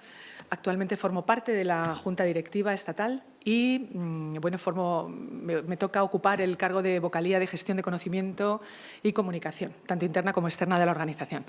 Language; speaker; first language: Spanish; native; Spanish